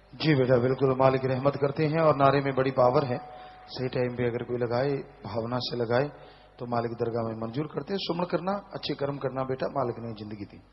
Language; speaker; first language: Hindi; non-native, local second language; Punjabi